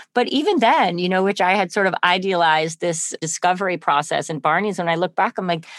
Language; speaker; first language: English; native; English